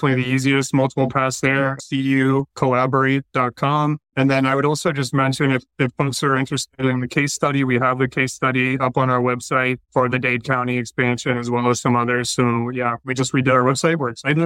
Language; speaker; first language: English; native; English